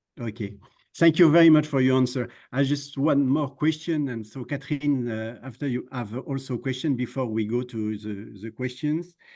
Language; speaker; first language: English; non-native, fluent; French